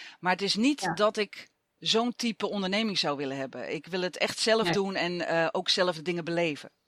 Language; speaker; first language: Dutch; native; Dutch